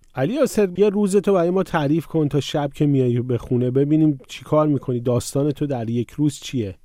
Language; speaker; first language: Persian; native; Persian